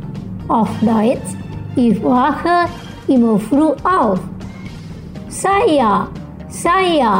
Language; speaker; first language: German; non-native, fluent; Indonesian